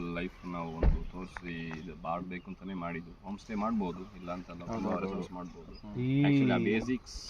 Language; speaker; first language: Kannada; non-native, local second language; Kodava